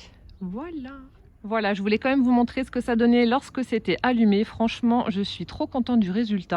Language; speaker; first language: French; native; French